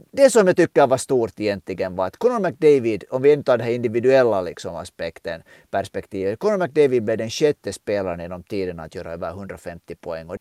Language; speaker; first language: Swedish; native; Swedish